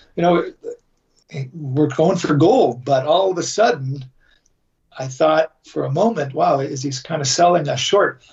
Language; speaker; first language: English; native; English